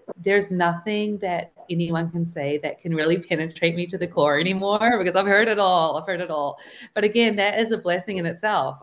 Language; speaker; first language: English; native; English